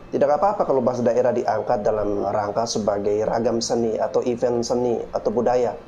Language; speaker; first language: Indonesian; native; Indonesian